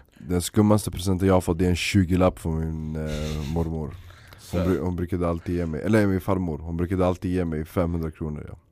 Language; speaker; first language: Swedish; early bilingual, other home language; Arabic